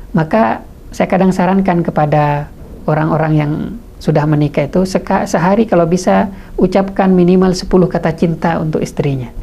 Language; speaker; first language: Indonesian; non-native, local second language; Madurese